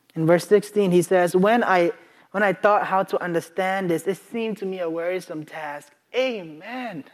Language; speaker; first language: English; non-native, local second language; Akan